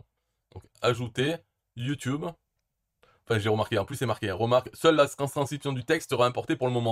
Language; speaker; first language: French; native; French